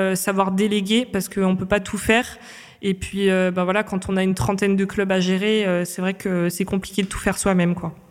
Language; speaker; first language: French; native; French